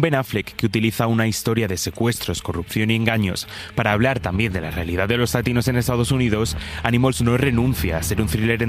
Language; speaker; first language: Spanish; native; Spanish